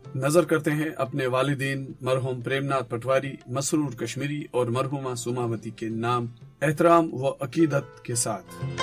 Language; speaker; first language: Urdu; non-native, local second language; Kashmiri